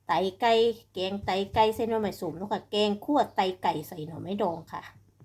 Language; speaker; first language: Thai; native; Thai